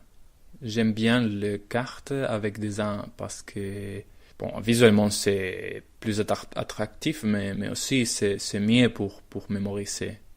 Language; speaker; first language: French; non-native, learner; Spanish